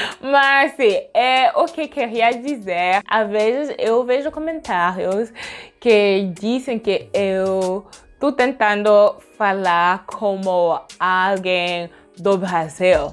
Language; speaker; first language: Portuguese; non-native, learner; French